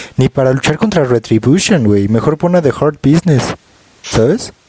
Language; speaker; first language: Spanish; native; Spanish